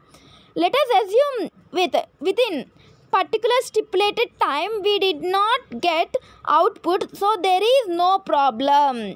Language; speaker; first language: Telugu; native; Telugu